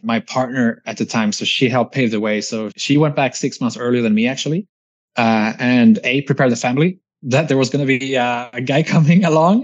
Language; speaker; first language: English; non-native, fluent; Swedish